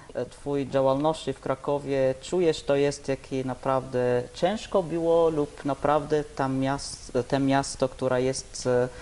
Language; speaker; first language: Polish; non-native, learner; Arabic